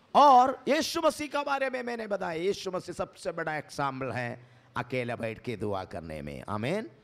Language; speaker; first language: Hindi; non-native, local second language; Malayalam